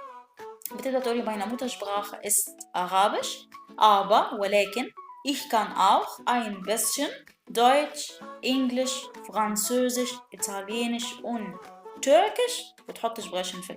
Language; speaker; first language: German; non-native, fluent; Arabic